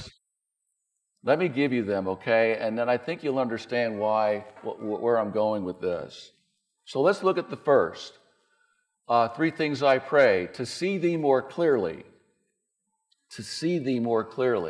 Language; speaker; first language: English; native; English